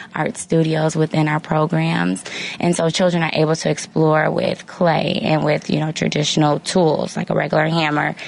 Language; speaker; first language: English; native; English